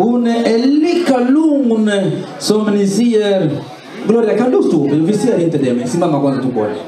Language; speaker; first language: Swedish; non-native, fluent; Swahili